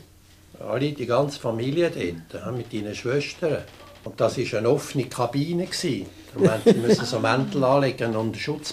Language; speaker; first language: German; native; German